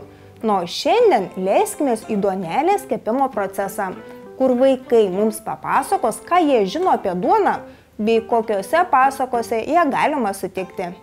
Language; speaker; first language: Lithuanian; native; Lithuanian